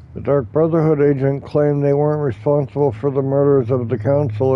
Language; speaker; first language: English; native; English